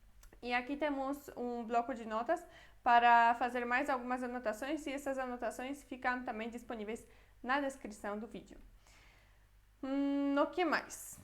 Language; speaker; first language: Portuguese; non-native, fluent; Polish